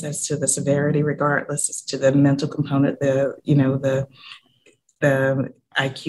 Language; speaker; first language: English; native; English